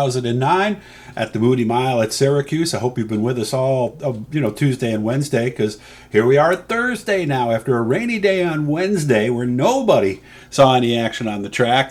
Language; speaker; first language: English; native; English